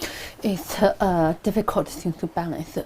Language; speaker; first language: English; non-native, learner; Chinese